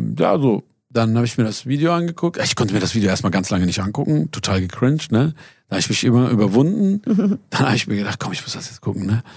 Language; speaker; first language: German; early bilingual, other home language; Persian